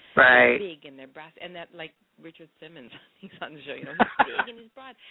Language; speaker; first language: English; native; English